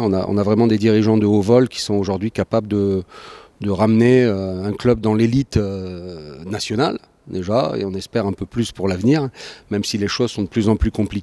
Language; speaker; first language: French; native; French